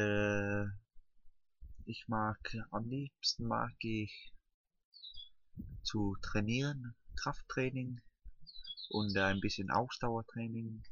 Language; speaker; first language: German; non-native, learner; Danish